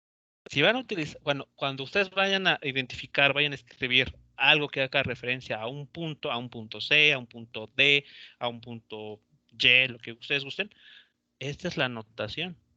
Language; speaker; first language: Spanish; native; Spanish